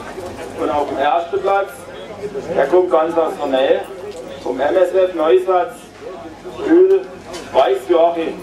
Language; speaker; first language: German; native; German